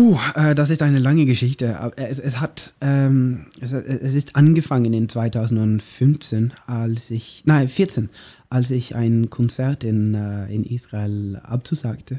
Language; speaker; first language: German; non-native, learner; Norwegian